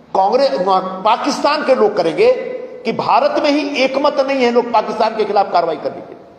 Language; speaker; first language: Hindi; non-native, local second language; Marathi